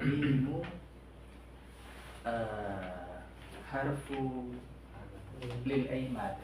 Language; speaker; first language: Arabic; non-native, learner; Indonesian